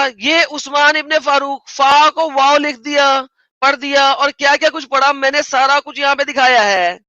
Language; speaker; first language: Urdu; native; Urdu